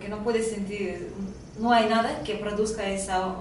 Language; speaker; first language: Spanish; non-native, fluent; Russian